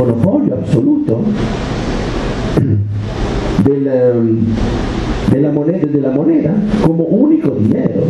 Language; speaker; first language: Spanish; non-native, fluent; Italian